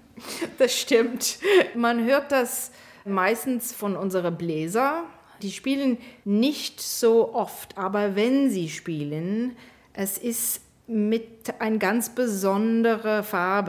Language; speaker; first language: German; non-native, fluent; English